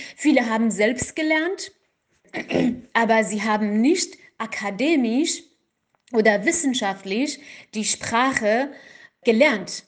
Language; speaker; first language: German; non-native, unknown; Kurdish